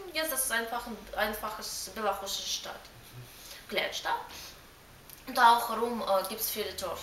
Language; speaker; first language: German; non-native, learner; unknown